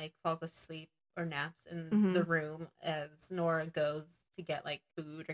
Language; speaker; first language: English; native; English